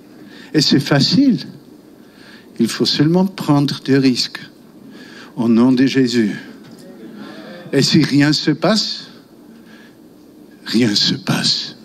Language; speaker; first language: French; non-native, local second language; German